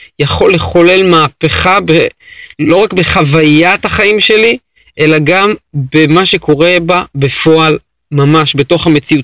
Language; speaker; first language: Hebrew; native; Hebrew